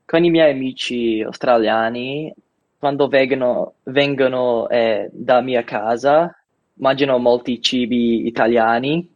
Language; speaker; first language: Italian; non-native, learner; English